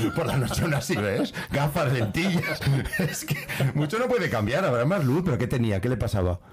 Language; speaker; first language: Spanish; native; Spanish